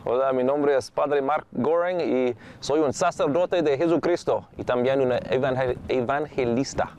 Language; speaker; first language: Spanish; non-native, fluent; English